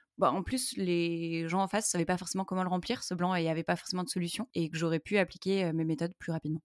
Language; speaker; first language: French; native; French